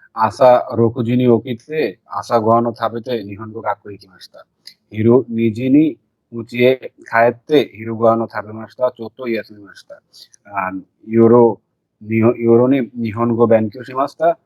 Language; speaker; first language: Japanese; non-native, learner; Bangla